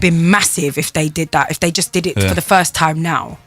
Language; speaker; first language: English; native; English